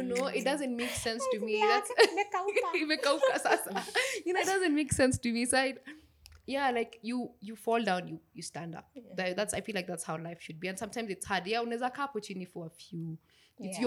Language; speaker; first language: English; non-native, local second language; Swahili